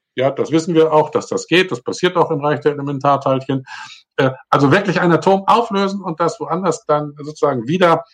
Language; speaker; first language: German; native; German